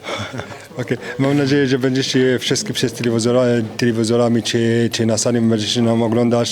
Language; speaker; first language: Polish; non-native, fluent; French